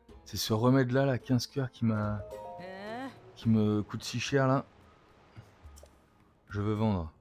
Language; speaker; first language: French; native; French